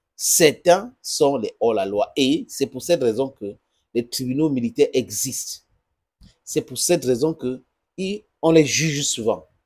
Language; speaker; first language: French; non-native, local second language; English